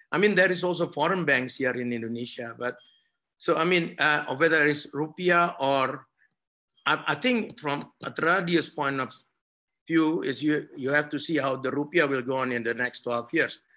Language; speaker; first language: English; non-native, fluent; Indonesian